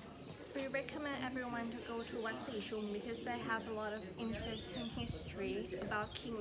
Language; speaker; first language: English; non-native, learner; Thai